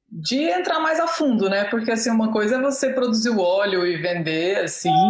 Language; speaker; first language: Portuguese; native; Portuguese